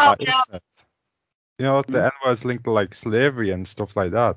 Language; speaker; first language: English; native; English